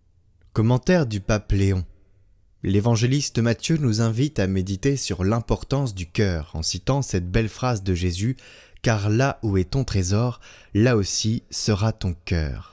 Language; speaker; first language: French; native; French